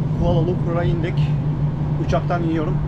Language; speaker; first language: Turkish; native; Turkish